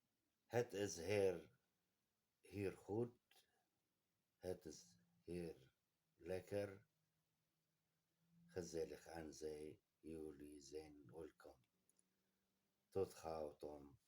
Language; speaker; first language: Dutch; non-native, learner; Kurdish